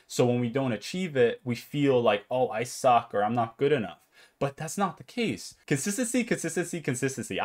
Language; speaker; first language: English; native; English